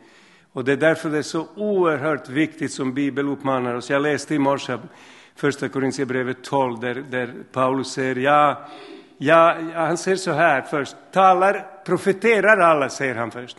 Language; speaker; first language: Swedish; non-native, fluent; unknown